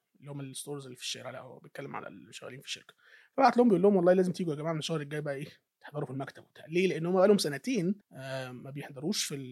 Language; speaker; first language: Arabic; native; Arabic